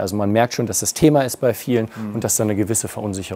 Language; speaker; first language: German; native; German